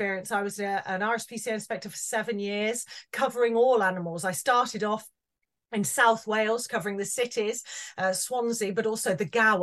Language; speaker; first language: English; native; English